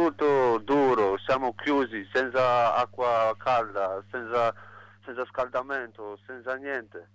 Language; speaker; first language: Italian; non-native, learner; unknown